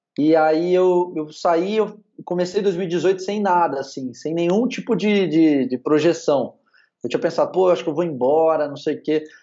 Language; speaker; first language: Portuguese; native; Portuguese